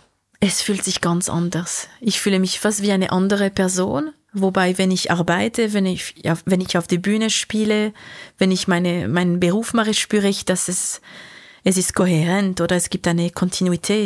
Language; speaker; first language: German; non-native, local second language; French